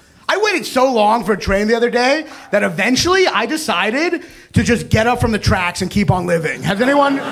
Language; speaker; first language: English; native; English